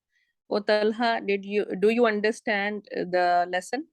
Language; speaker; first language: English; non-native, learner; Urdu